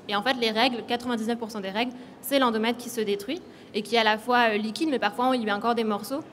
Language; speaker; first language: French; native; French